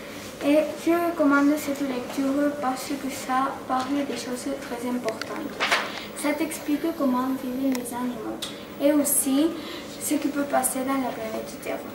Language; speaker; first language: French; non-native, learner; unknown